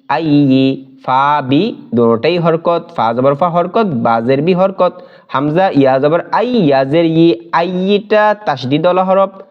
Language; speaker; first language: Bangla; native; Bangla